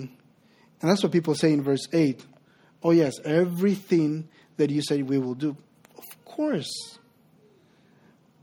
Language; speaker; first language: English; non-native, fluent; Spanish